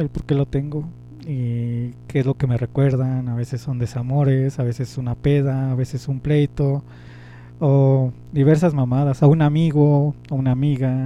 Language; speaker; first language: Spanish; native; Spanish